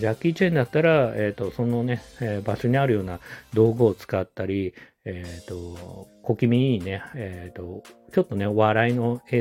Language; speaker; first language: Japanese; native; Japanese